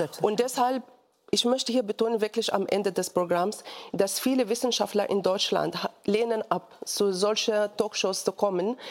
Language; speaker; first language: German; non-native, fluent; Arabic